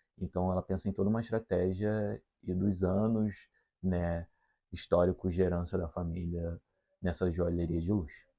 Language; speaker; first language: Portuguese; native; Portuguese